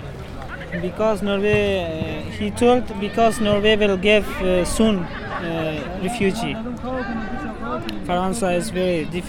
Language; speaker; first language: English; non-native, learner; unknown